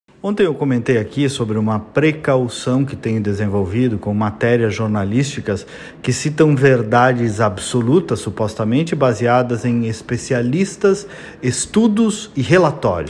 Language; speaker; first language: Portuguese; native; Portuguese